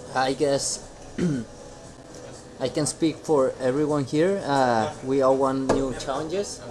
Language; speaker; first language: English; non-native, fluent; Spanish